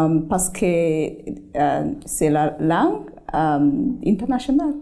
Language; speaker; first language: French; non-native, learner; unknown